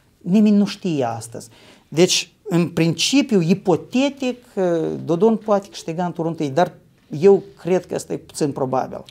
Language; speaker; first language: Romanian; native; Romanian